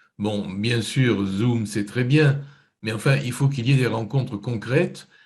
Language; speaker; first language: French; native; French